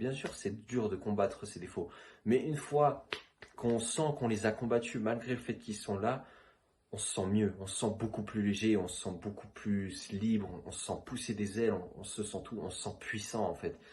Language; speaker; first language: French; native; French